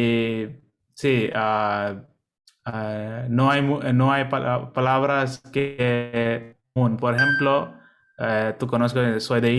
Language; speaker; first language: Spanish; non-native, learner; Hindi